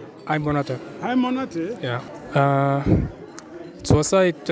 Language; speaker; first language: German; non-native, learner; Arabic